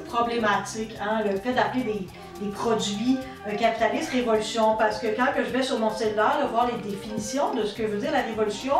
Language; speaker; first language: French; native; French